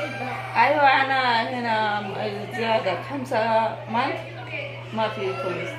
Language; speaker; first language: Arabic; non-native, learner; Bangla